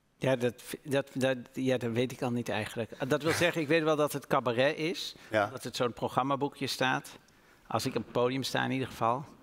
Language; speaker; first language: Dutch; native; Dutch